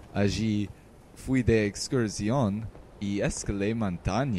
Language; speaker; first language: Spanish; non-native, learner; English